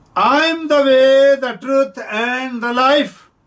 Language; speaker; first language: English; non-native, local second language; Punjabi